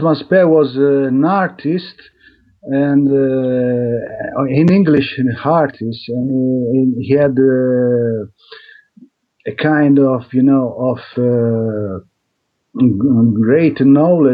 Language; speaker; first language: English; non-native, fluent; Italian